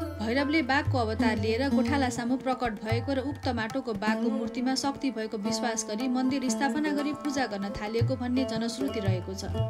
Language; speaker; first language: Nepali; native; Nepali